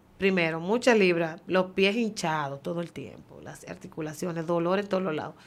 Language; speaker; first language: Spanish; native; Spanish